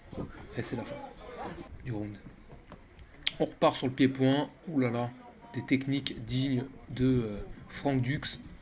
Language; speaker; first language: French; native; French